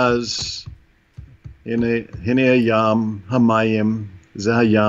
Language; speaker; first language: Hebrew; non-native, fluent; English